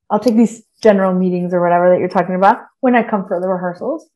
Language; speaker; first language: English; early bilingual, other home language; Spanish